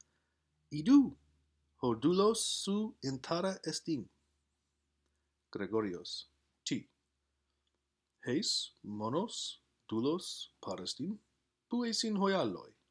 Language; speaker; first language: Greek; non-native, fluent; English